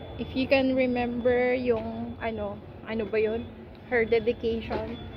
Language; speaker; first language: Filipino; native; Filipino